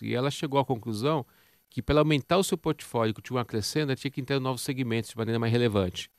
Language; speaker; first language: Portuguese; native; Portuguese